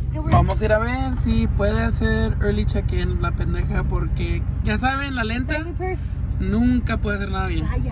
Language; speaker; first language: Spanish; early bilingual, heritage; Spanish